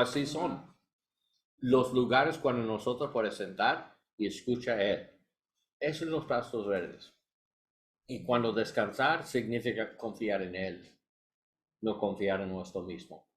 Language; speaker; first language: Spanish; non-native, learner; English